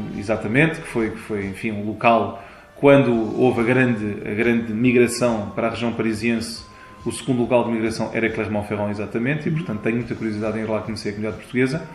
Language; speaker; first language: Portuguese; early bilingual, heritage; Portuguese